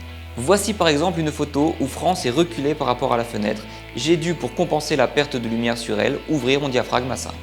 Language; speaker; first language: French; native; French